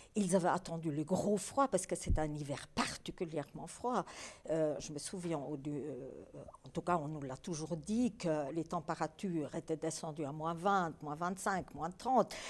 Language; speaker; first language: French; early bilingual, other home language; Polish